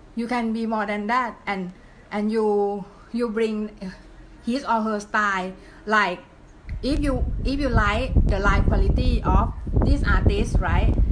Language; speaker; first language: English; non-native, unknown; Thai